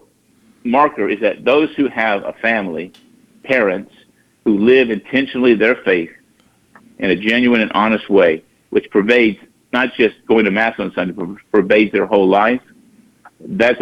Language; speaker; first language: English; native; English